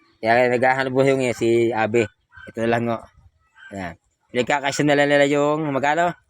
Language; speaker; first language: Filipino; native; Filipino